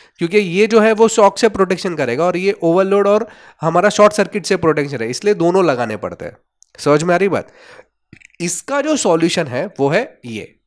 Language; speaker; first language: Hindi; non-native, local second language; Gujarati